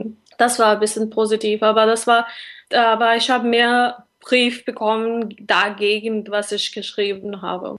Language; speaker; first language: German; non-native, learner; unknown